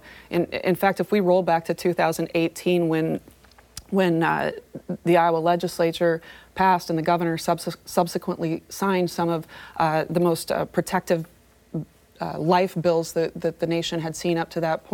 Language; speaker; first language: English; native; English